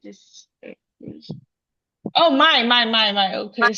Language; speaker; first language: English; non-native, learner; Vietnamese